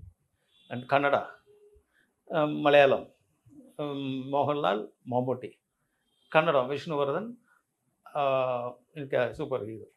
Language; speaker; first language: Telugu; non-native, learner; Tamil